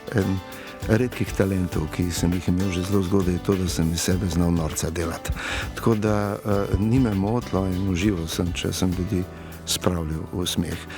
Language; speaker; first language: Slovenian; native; Slovenian